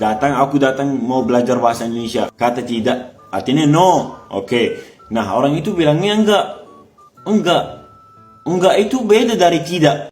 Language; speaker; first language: Indonesian; non-native, fluent; Arabic